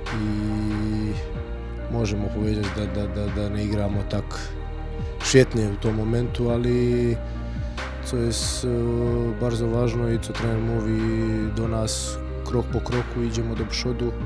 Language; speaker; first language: Polish; non-native, learner; Croatian